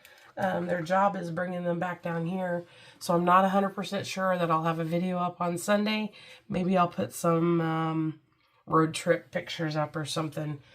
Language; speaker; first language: English; native; English